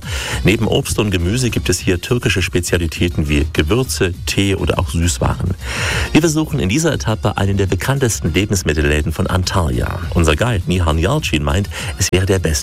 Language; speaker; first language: German; native; German